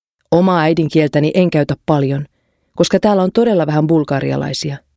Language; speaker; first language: Finnish; non-native, fluent; Bulgarian